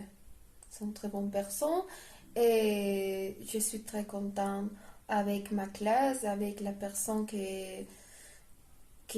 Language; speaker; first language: French; non-native, learner; Spanish